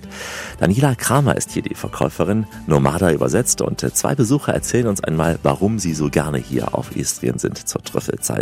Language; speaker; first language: German; native; German